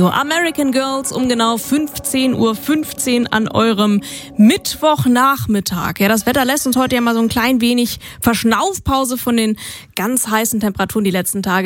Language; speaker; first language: German; native; German